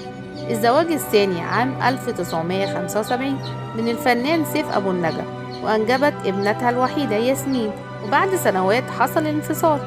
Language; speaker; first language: Arabic; native; Arabic